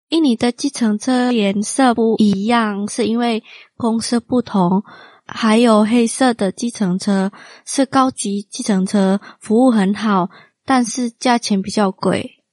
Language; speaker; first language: Chinese; non-native, fluent; Min Nan Chinese